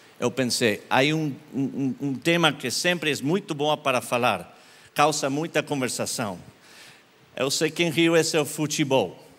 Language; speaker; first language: Portuguese; non-native, learner; English